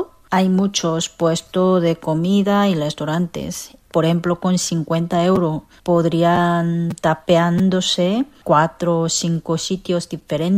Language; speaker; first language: Spanish; non-native, fluent; Korean